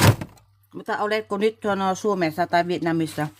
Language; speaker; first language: Finnish; non-native, learner; Vietnamese